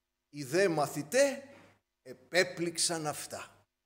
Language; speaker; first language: Greek; native; Greek